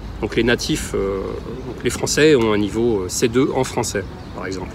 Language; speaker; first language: French; native; French